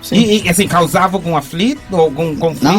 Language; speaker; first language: Portuguese; native; Portuguese